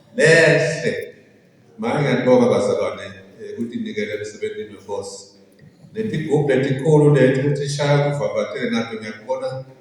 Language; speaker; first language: Zulu; non-native, local second language; Swati